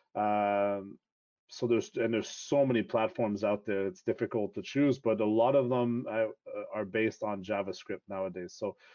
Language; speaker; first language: English; non-native, fluent; French